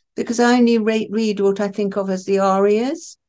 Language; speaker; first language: English; non-native, local second language; Persian